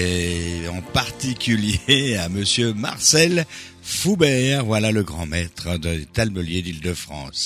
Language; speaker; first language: French; native; French